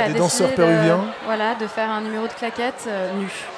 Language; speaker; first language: French; native; French